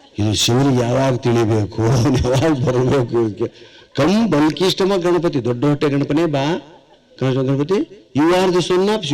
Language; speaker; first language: Kannada; native; Kannada